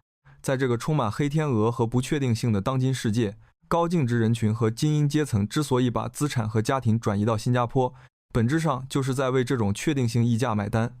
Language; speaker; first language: Chinese; native; Chinese